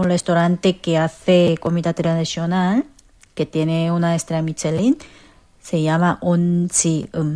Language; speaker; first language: Spanish; non-native, fluent; Korean